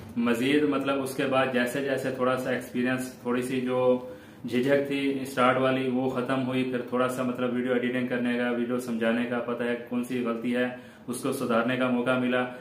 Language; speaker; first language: Urdu; non-native, local second language; Saraiki